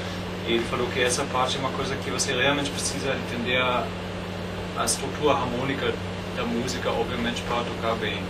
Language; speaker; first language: Portuguese; non-native, fluent; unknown